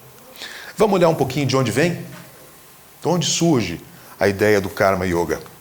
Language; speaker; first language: Portuguese; native; Portuguese